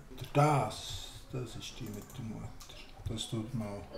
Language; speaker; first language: German; native; German